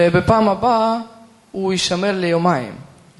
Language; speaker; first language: Hebrew; non-native, fluent; Russian